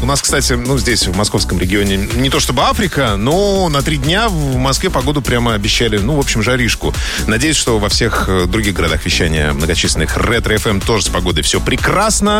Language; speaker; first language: Russian; native; Russian